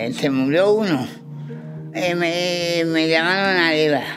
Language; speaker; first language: Spanish; native; Spanish